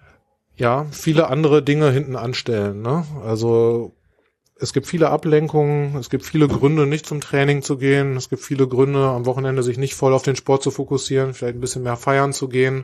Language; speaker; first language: German; native; German